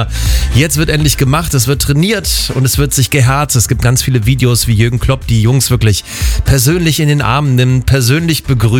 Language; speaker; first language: German; native; German